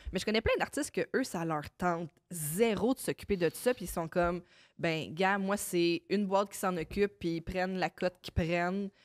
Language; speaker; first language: French; native; French